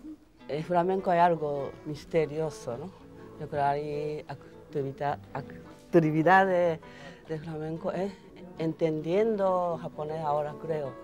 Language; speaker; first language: Spanish; non-native, learner; Japanese